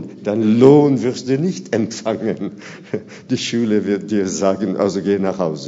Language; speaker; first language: German; non-native, fluent; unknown